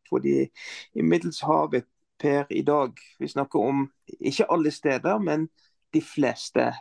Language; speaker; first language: Norwegian; non-native, fluent; Arabic